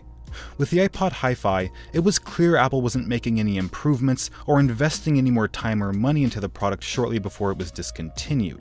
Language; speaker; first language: English; native; English